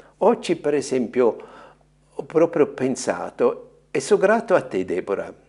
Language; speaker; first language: Italian; non-native, fluent; German